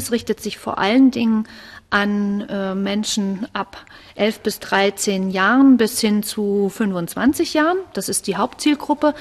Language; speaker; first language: German; native; German